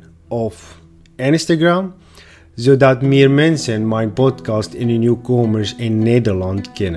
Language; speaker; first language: Dutch; non-native, fluent; Arabic